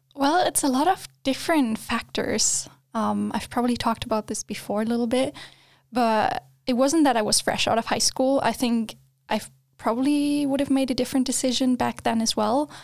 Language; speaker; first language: English; non-native, fluent; German